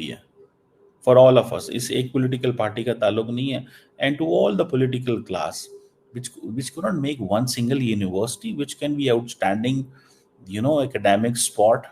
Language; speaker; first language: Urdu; non-native, local second language; Punjabi